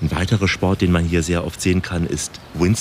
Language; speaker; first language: German; native; German